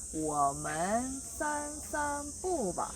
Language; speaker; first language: Chinese; non-native, fluent; Korean